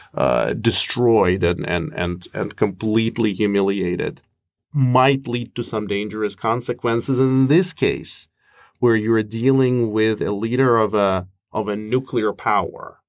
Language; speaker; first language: English; non-native, fluent; Russian